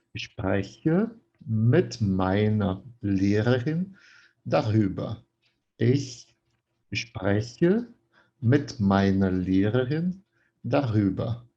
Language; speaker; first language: German; non-native, fluent; Portuguese